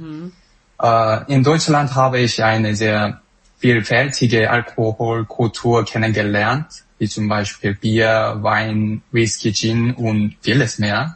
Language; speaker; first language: German; non-native, fluent; Korean